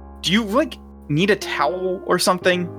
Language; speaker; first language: English; native; English